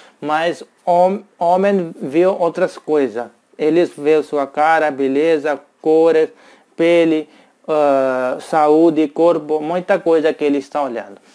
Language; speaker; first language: Portuguese; non-native, learner; Hindi